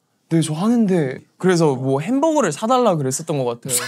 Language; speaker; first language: Korean; early bilingual, other home language; English